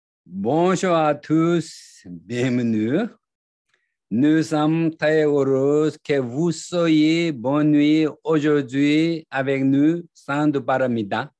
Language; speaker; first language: French; non-native, learner; Tibetan